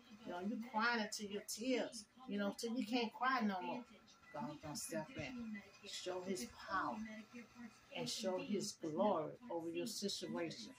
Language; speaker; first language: English; native; English